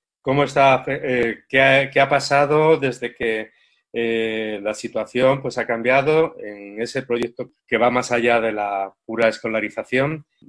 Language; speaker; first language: Spanish; native; Spanish